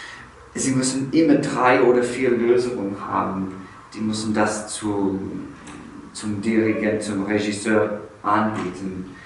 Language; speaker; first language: German; non-native, fluent; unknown